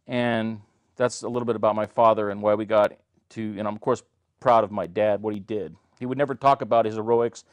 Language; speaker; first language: English; native; English